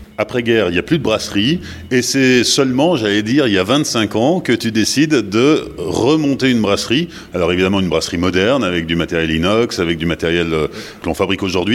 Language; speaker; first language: French; native; French